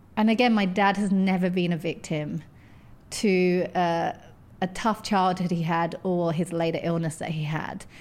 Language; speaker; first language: English; native; English